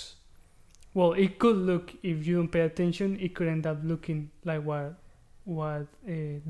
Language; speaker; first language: English; non-native, fluent; Spanish